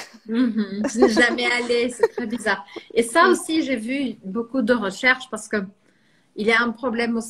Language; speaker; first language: French; non-native, fluent; Portuguese